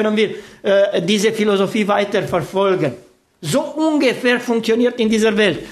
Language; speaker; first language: German; non-native, fluent; Romanian